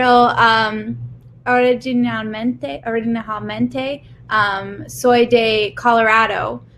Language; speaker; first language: Spanish; non-native, learner; English